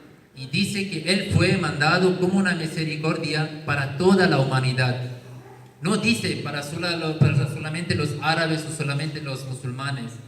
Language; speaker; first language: Spanish; non-native, learner; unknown